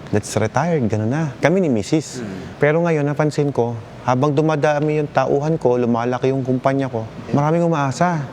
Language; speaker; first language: Filipino; native; Filipino